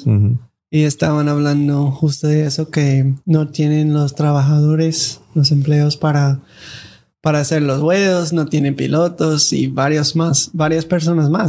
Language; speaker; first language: Spanish; non-native, fluent; English